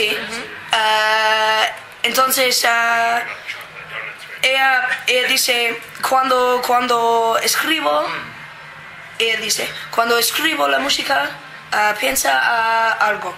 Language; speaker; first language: Spanish; non-native, learner; English